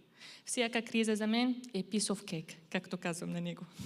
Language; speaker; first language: Bulgarian; non-native, fluent; Arabic